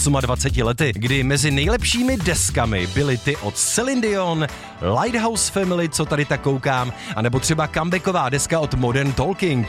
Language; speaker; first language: Czech; native; Czech